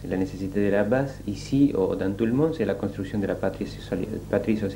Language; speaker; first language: French; non-native, learner; Spanish